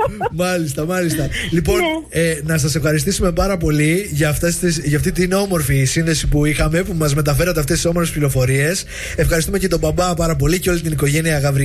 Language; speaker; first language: Greek; native; Greek